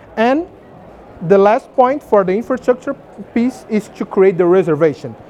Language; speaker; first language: English; non-native, fluent; Portuguese